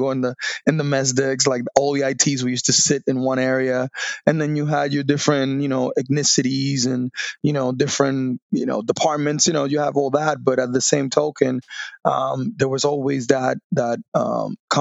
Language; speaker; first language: English; non-native, fluent; Spanish